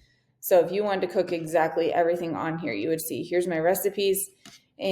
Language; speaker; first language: English; native; English